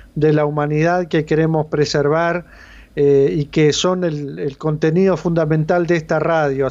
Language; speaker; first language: Spanish; native; Spanish